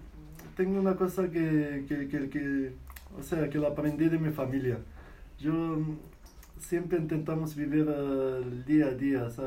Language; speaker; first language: Spanish; non-native, fluent; Arabic